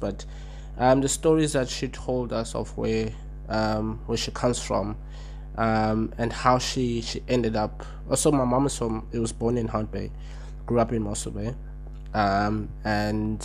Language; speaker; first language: English; non-native, local second language; Xhosa